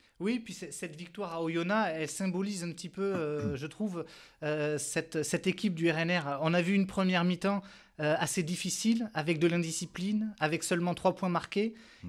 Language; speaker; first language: French; native; French